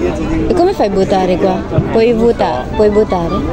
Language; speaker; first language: Italian; non-native, learner; Filipino